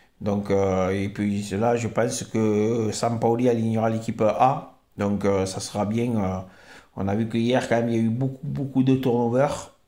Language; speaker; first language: French; native; French